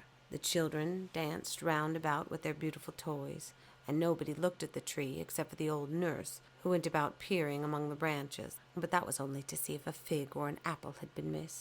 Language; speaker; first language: English; native; English